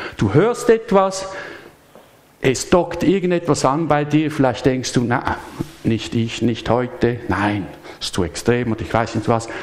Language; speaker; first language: German; native; German